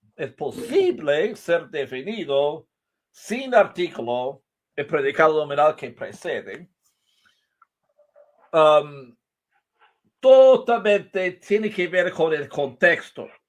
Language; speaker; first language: Spanish; non-native, fluent; English